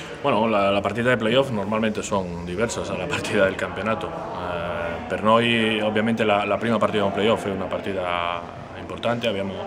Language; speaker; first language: Italian; non-native, learner; Spanish